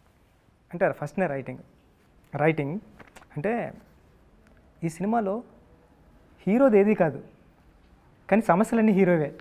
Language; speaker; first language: Telugu; native; Telugu